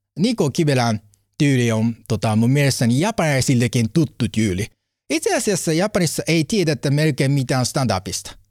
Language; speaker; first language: Finnish; non-native, learner; Japanese